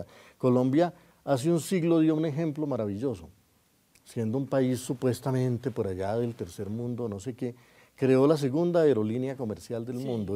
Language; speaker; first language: Spanish; native; Spanish